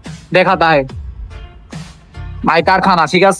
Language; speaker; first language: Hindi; non-native, learner; Bangla